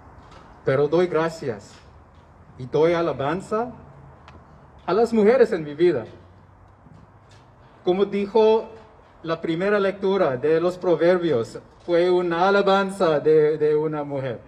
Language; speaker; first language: Spanish; non-native, learner; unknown